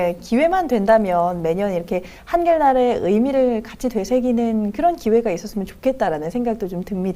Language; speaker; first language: Korean; native; Korean